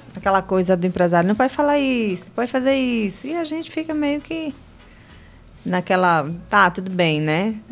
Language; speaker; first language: Portuguese; native; Portuguese